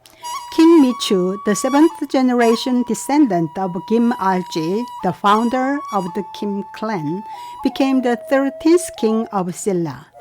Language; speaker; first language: English; non-native, fluent; Korean